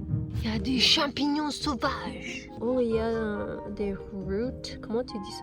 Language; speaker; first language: French; non-native, learner; English